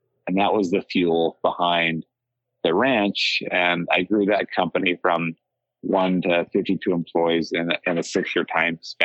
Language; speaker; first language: English; native; English